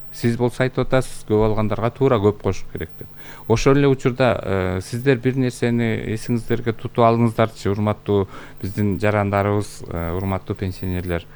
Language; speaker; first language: Kyrgyz; native; Kyrgyz